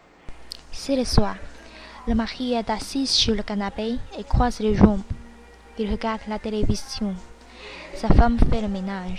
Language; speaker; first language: French; non-native, learner; Chinese